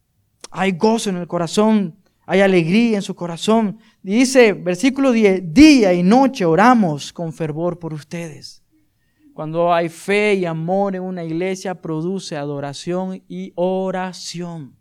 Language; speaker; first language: Spanish; native; Spanish